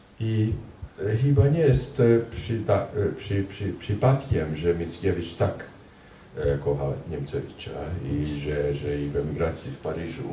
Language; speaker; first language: Polish; non-native, fluent; Hungarian